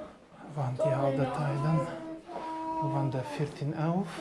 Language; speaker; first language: Dutch; non-native, learner; Polish